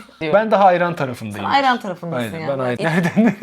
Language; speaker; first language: Turkish; native; Turkish